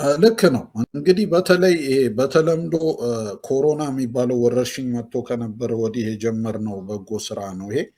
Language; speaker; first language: Amharic; native; Amharic